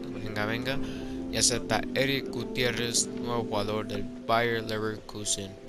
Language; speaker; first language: Spanish; early bilingual, heritage; Spanish